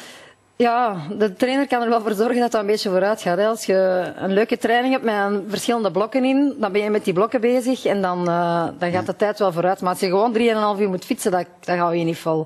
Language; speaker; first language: Dutch; native; Dutch